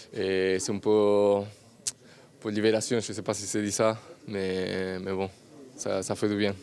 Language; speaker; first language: French; non-native, fluent; Spanish